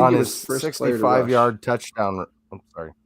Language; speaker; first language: English; native; English